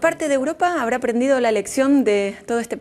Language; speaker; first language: Spanish; native; Spanish